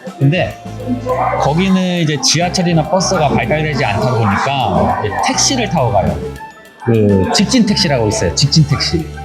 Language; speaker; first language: Korean; native; Korean